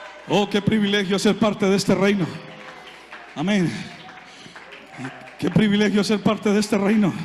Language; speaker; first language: Spanish; native; Spanish